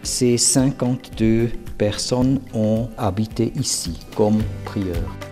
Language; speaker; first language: French; non-native, fluent; German